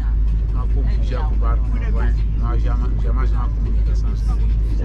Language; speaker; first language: Portuguese; non-native, local second language; Upper Guinea Crioulo